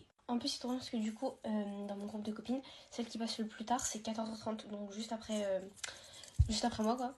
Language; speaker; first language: French; native; French